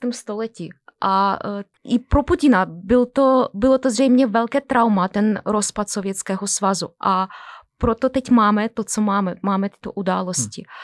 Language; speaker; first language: Czech; non-native, fluent; Russian